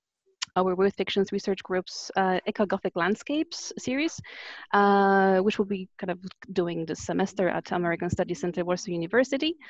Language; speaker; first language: English; non-native, fluent; Polish